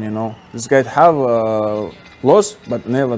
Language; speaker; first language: English; non-native, learner; Russian